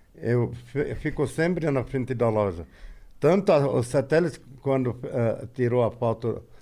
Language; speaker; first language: Portuguese; non-native, fluent; Arabic